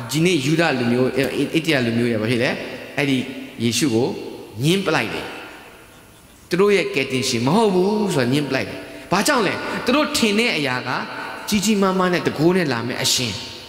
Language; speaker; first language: Burmese; non-native, local second language; Kachin